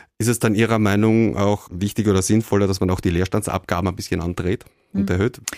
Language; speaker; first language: German; native; German